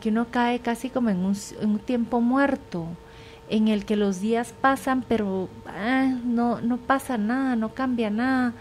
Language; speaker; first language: Spanish; native; Spanish